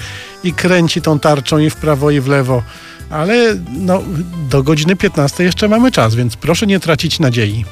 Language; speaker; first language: Polish; native; Polish